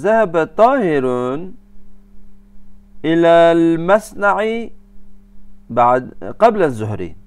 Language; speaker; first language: Arabic; non-native, fluent; Turkish